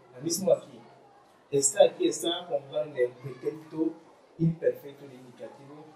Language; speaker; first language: Spanish; non-native, fluent; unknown